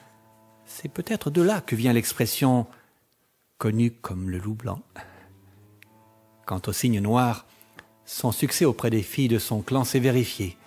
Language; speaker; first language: French; native; French